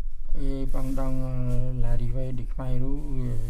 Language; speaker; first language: French; non-native, fluent; Khmer